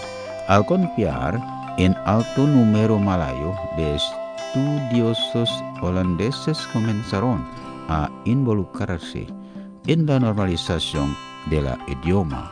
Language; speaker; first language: Spanish; non-native, learner; Indonesian